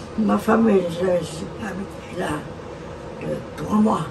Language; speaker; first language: French; non-native, learner; Vietnamese